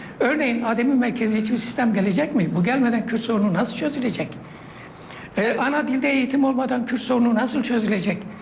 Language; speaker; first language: Turkish; non-native, local second language; Kurdish